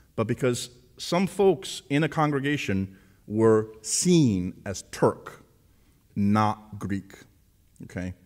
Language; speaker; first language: English; early bilingual, other home language; Greek